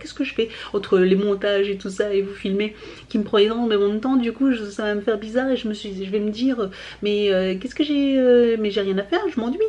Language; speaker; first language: French; native; French